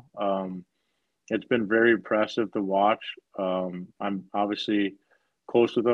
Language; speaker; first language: English; native; English